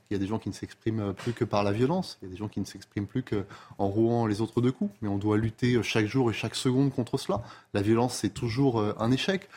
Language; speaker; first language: French; native; French